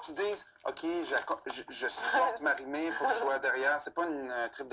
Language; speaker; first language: French; native; French